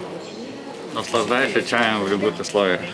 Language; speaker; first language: Russian; native; Russian